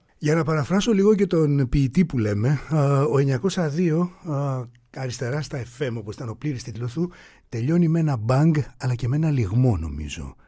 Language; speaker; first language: Greek; native; Greek